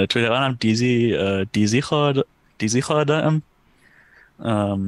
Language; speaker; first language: Persian; non-native, fluent; German